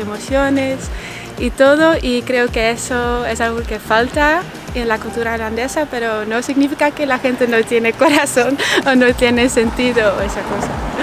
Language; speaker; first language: Spanish; non-native, fluent; Dutch